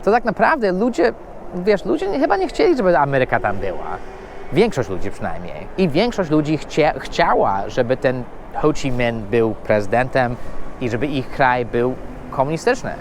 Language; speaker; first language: Polish; non-native, fluent; English